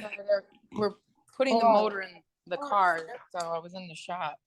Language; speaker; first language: English; native; English